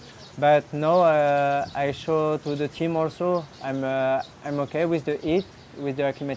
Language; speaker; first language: English; non-native, learner; French